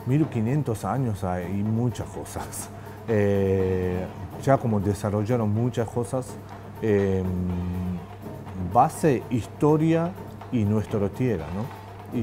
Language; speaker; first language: Spanish; non-native, learner; Japanese